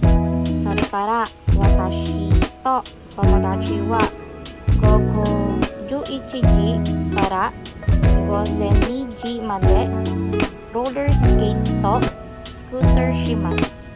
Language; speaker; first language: Japanese; non-native, learner; Filipino